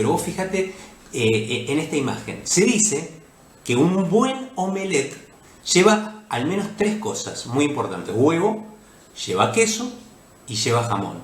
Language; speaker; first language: Spanish; native; Spanish